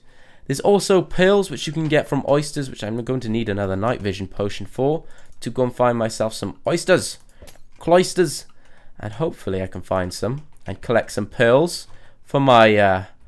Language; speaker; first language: English; native; English